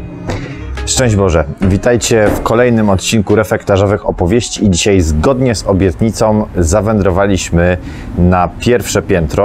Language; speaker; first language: Polish; native; Polish